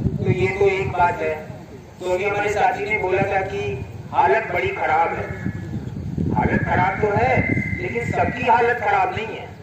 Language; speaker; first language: Hindi; native; Hindi